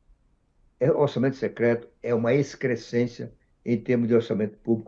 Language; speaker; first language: Portuguese; native; Portuguese